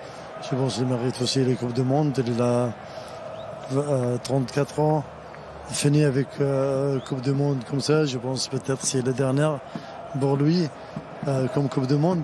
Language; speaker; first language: French; non-native, learner; Arabic